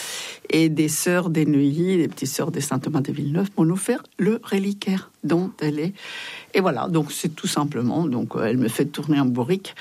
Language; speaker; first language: French; non-native, fluent; Spanish